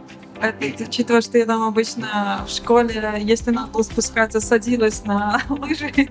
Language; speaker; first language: Russian; native; Russian